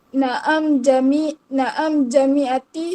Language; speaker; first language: Arabic; non-native, learner; Malay